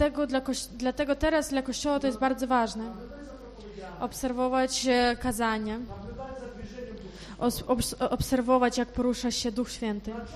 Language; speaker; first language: Polish; non-native, fluent; Ukrainian